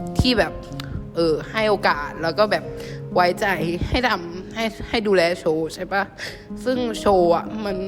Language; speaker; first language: Thai; native; Thai